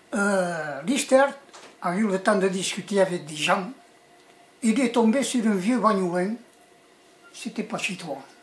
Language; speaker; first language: French; early bilingual, other home language; Catalan